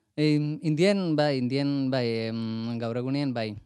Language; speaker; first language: Basque; non-native, learner; Malayalam